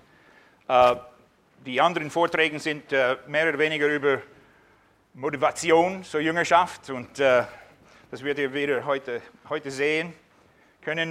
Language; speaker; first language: German; non-native, fluent; English